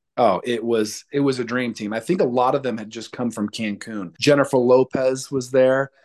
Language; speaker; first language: English; native; English